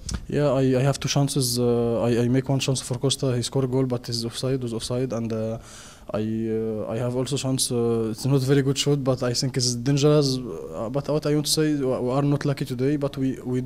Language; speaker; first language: English; non-native, learner; Arabic